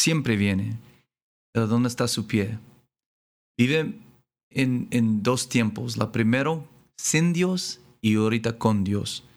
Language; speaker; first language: Spanish; non-native, learner; English